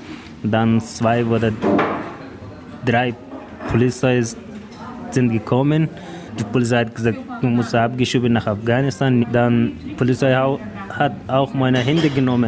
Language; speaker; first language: German; non-native, learner; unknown